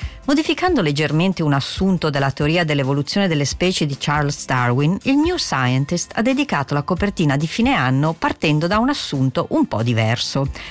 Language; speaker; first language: Italian; native; Italian